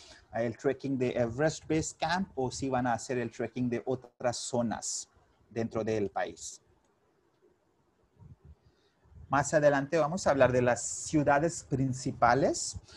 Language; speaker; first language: Spanish; non-native, fluent; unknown